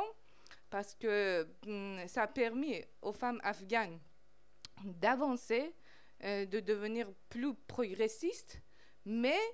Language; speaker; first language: French; non-native, fluent; Persian